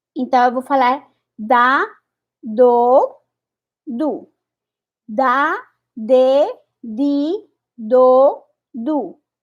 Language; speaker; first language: Portuguese; non-native, fluent; Spanish